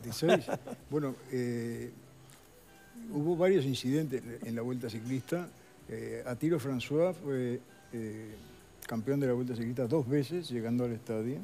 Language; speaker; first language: Spanish; native; Spanish